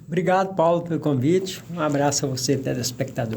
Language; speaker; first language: Portuguese; native; Portuguese